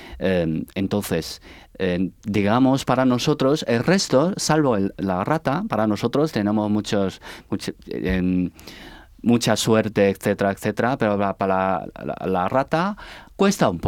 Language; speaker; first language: Spanish; non-native, learner; Chinese